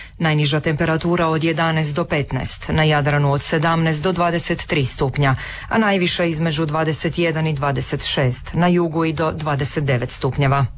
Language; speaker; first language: Croatian; native; Croatian